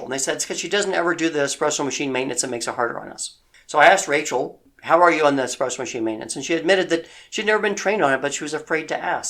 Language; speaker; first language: English; native; English